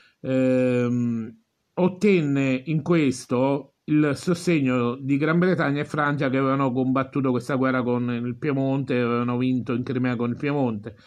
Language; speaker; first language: Italian; native; Italian